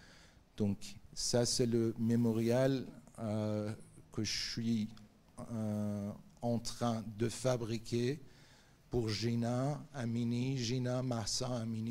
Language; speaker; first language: French; non-native, fluent; Persian